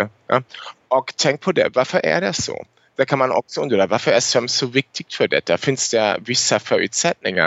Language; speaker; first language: Swedish; non-native, fluent; German